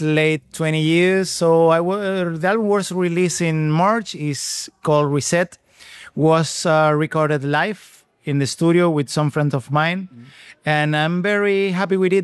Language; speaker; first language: English; non-native, fluent; Spanish